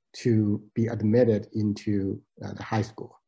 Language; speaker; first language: English; non-native, fluent; Chinese